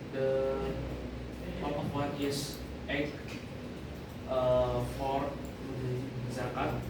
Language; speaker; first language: English; non-native, learner; Indonesian